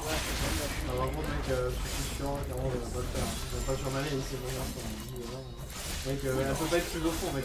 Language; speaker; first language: French; native; French